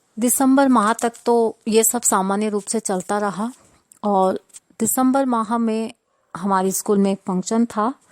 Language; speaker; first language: Hindi; non-native, local second language; Sindhi